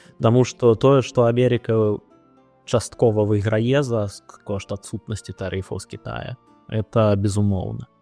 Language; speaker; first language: Belarusian; non-native, local second language; Russian